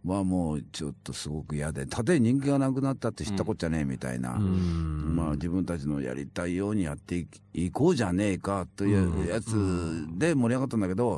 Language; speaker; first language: Japanese; native; Japanese